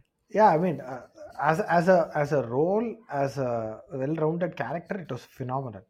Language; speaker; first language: English; non-native, local second language; Tamil